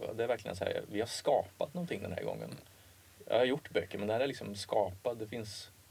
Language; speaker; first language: Swedish; native; Swedish